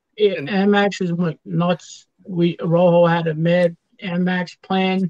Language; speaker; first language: English; native; English